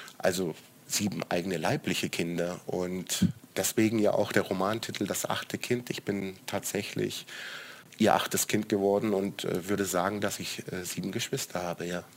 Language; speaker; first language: German; early bilingual, other home language; Croatian